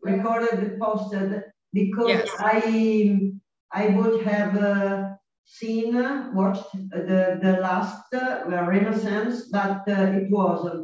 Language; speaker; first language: English; non-native, learner; Italian